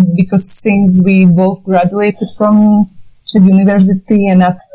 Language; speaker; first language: English; non-native, fluent; Slovak